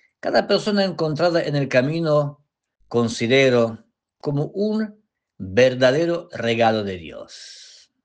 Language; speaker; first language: Spanish; non-native, fluent; Polish